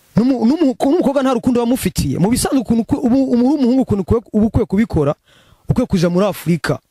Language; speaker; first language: Rundi; early bilingual, heritage; Rundi